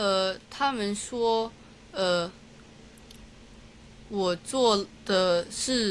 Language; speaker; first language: Chinese; non-native, learner; Cantonese